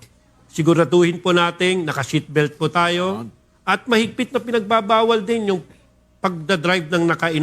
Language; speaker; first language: Filipino; native; Filipino